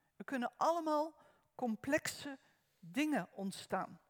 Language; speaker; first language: Dutch; native; Dutch